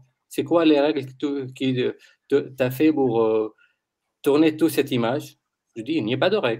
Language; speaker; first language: French; non-native, learner; Arabic